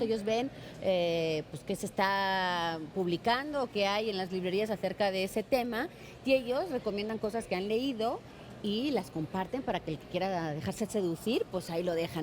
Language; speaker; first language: Spanish; native; Spanish